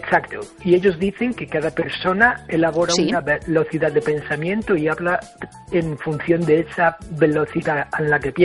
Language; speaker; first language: Spanish; non-native, fluent; English